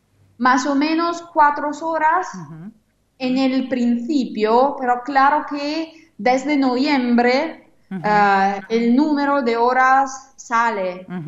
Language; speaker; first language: Spanish; non-native, fluent; Italian